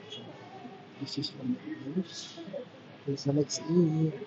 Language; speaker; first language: English; non-native, local second language; Filipino